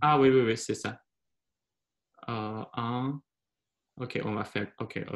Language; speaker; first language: French; non-native, fluent; Chinese